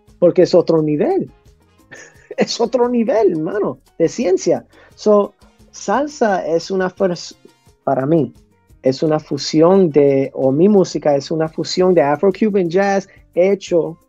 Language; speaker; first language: Spanish; early bilingual, heritage; English